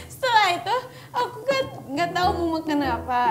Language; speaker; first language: Indonesian; non-native, fluent; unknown